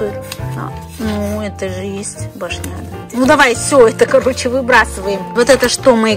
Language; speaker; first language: Russian; native; Russian